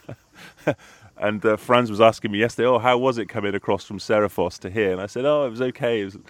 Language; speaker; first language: English; native; English